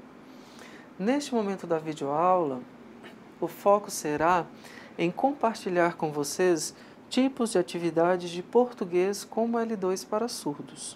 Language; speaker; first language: Portuguese; native; Portuguese